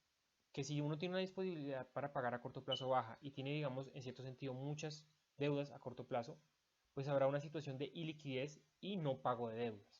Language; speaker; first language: Spanish; native; Spanish